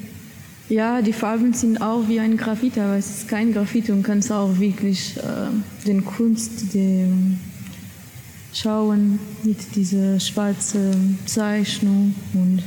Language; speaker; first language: German; non-native, learner; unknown